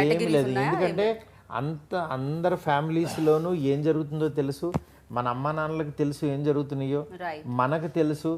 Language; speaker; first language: Telugu; native; Telugu